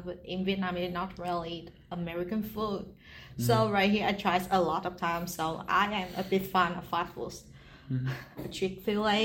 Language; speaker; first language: English; non-native, learner; Vietnamese